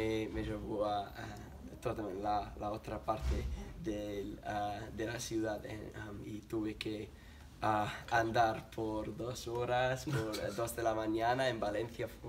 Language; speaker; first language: Spanish; non-native, learner; English